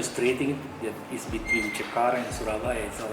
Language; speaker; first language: English; non-native, learner; Indonesian